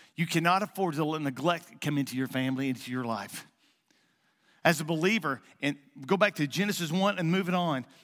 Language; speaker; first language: English; native; English